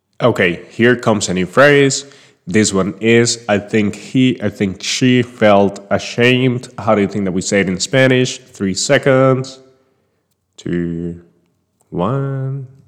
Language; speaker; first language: English; non-native, fluent; Spanish